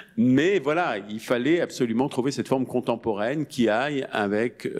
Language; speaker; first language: French; native; French